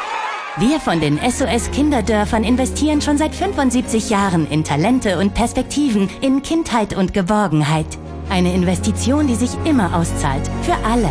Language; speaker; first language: German; native; German